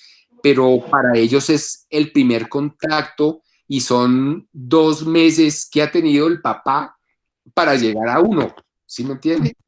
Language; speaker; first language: Spanish; native; Spanish